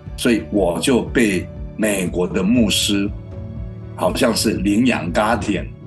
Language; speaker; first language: Chinese; native; Chinese